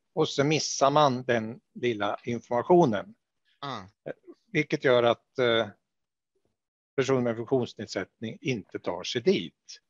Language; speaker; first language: Swedish; native; Swedish